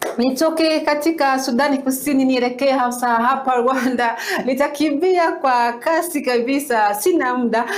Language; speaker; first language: Swahili; non-native, local second language; Kinyarwanda